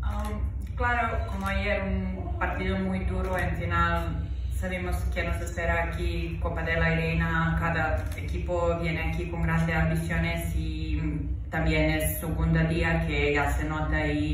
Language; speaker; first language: Spanish; non-native, fluent; Serbian